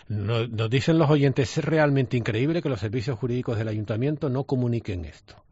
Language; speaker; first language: Spanish; native; Spanish